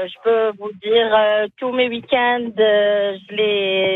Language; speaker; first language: French; non-native, local second language; Arabic